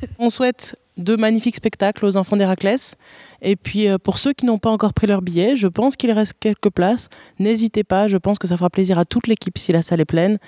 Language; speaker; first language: French; native; French